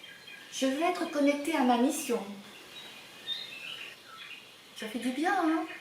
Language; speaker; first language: French; native; French